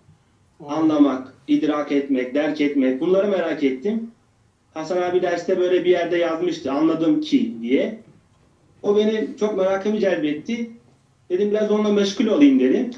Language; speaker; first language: Turkish; native; Turkish